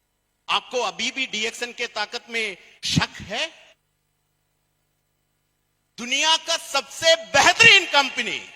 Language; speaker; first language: Hindi; non-native, fluent; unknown